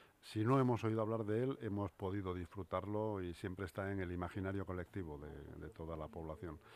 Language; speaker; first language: Spanish; native; Spanish